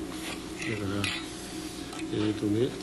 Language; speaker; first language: French; non-native, learner; Japanese